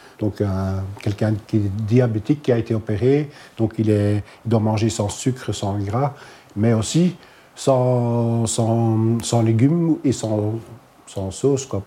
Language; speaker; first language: French; non-native, local second language; Dutch